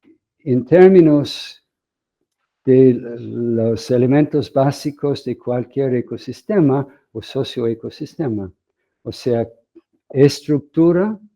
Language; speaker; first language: Spanish; non-native, fluent; English